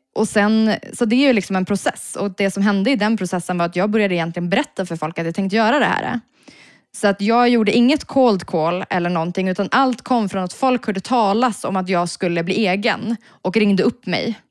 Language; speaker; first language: Swedish; native; Swedish